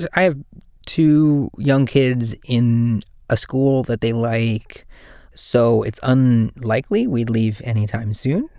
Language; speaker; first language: English; native; English